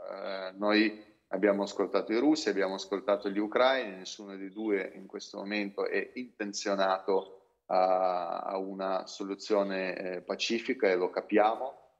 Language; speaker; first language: Italian; non-native, fluent; Russian